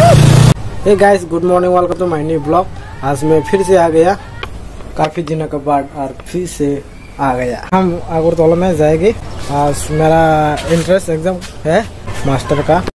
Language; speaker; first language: Hindi; non-native, local second language; Kok Borok